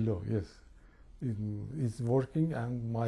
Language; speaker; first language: English; non-native, learner; Persian